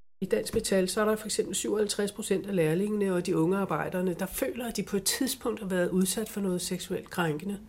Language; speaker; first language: Danish; native; Danish